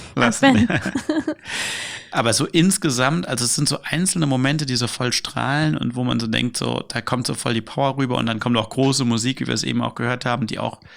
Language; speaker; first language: German; native; German